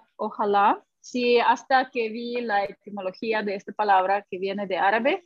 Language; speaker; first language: Spanish; non-native, fluent; Russian